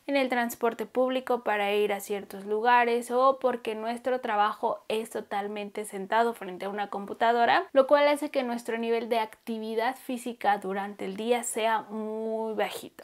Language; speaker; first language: Spanish; native; Spanish